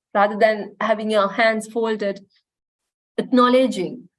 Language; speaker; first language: English; non-native, local second language; Sinhala